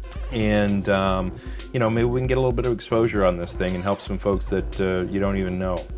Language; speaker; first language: English; native; English